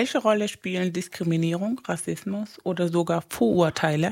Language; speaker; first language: German; non-native, fluent; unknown